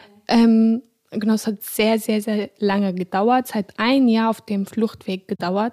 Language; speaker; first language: German; non-native, fluent; Arabic